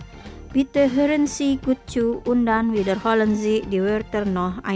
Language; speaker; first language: German; non-native, fluent; Indonesian